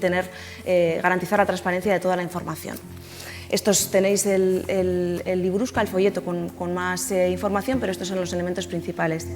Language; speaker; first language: Spanish; native; Spanish